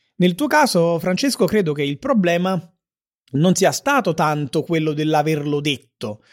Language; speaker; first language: Italian; native; Italian